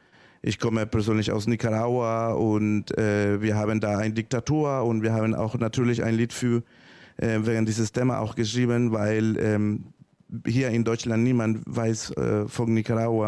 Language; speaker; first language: German; non-native, learner; Spanish